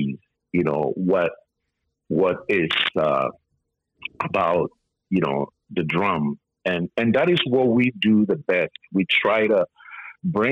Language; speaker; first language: English; non-native, local second language; Akan